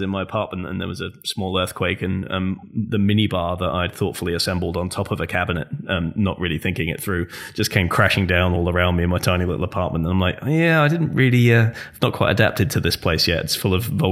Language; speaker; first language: English; native; English